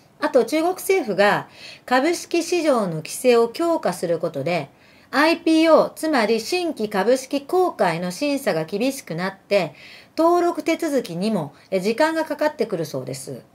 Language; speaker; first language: Japanese; early bilingual, other home language; Arabic